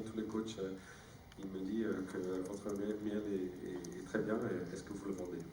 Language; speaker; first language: French; non-native, fluent; English